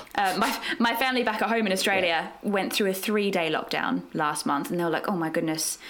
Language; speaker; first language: English; native; English